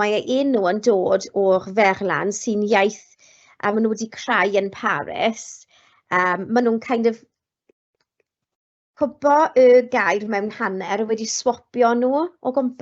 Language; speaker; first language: Welsh; non-native, local second language; English